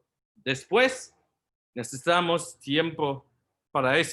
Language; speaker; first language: Spanish; non-native, learner; Portuguese